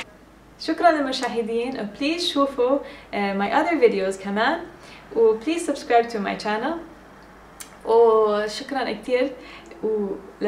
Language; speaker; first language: Arabic; early bilingual, heritage; English